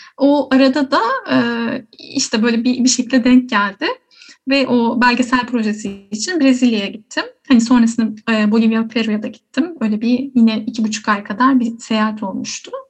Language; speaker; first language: Turkish; native; Turkish